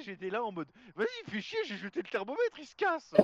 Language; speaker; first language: French; native; French